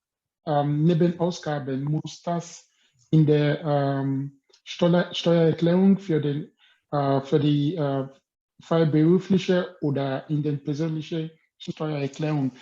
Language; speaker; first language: German; non-native, fluent; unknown